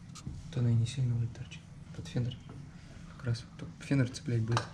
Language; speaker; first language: Russian; native; Russian